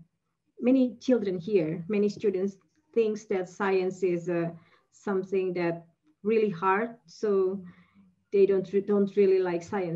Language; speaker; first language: English; non-native, fluent; Indonesian